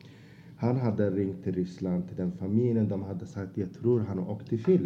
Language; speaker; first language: Swedish; non-native, fluent; Azerbaijani